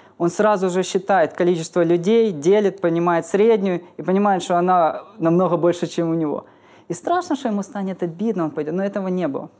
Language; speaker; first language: Russian; native; Russian